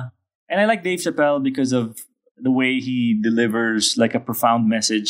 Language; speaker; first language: English; non-native, local second language; Filipino